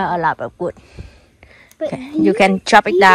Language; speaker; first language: English; non-native, learner; Vietnamese